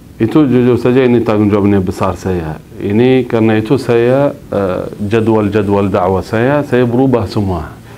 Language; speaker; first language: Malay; non-native, fluent; Arabic